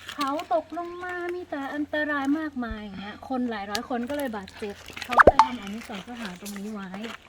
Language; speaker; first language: Thai; native; Thai